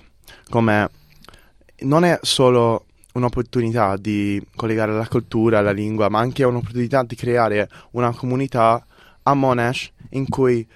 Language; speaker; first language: Italian; early bilingual, heritage; English